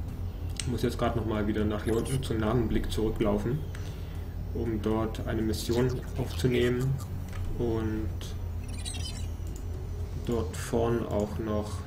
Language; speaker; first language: German; native; German